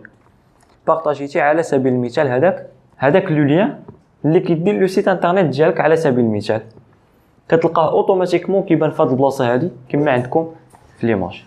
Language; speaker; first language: Arabic; native; Arabic